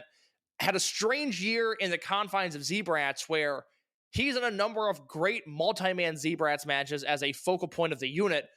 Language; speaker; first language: English; native; English